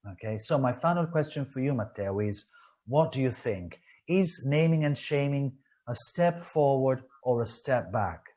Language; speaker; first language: English; non-native, fluent; Italian